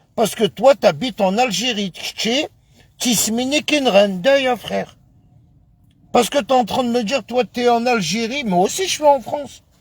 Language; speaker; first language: French; native; French